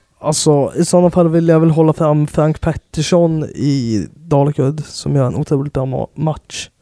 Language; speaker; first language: Swedish; native; Swedish